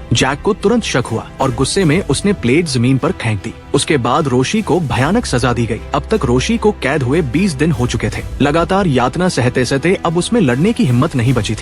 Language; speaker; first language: Hindi; native; Hindi